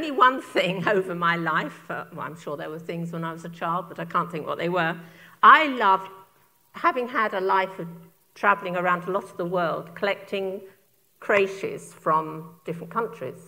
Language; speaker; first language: English; native; English